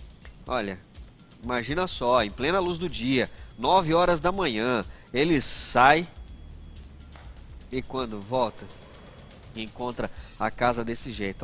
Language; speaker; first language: Portuguese; native; Portuguese